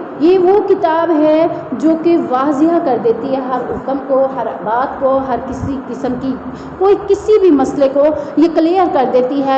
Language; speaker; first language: Urdu; non-native, local second language; Saraiki